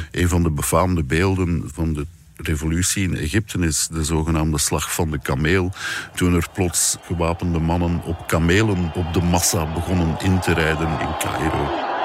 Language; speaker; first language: Dutch; native; Dutch